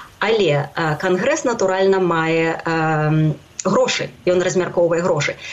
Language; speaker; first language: Belarusian; native; Belarusian